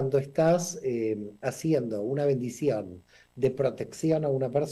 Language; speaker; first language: Spanish; native; Spanish